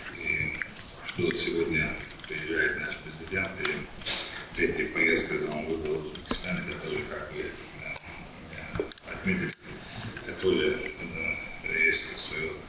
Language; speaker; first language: Russian; non-native, local second language; Chechen